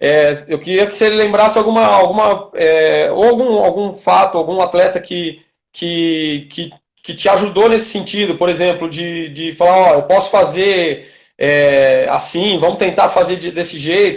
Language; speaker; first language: Portuguese; native; Portuguese